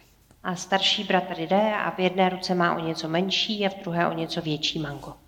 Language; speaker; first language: Czech; native; Czech